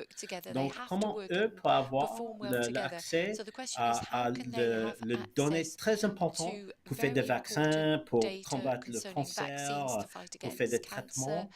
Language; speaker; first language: French; early bilingual, heritage; English